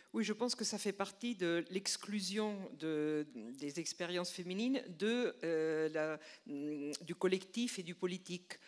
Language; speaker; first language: French; non-native, fluent; Spanish